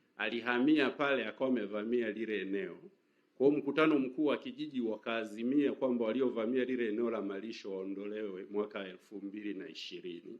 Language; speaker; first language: Swahili; native; Swahili